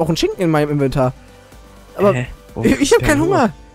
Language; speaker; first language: German; native; German